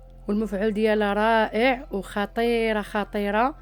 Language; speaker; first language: Arabic; native; Arabic